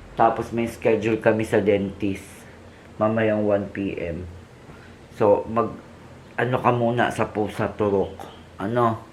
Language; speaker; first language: Filipino; native; Filipino